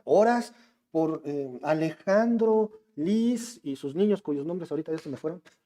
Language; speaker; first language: Spanish; native; Spanish